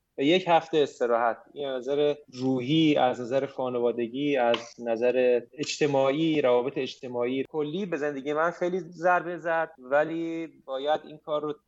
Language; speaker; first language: Persian; native; Persian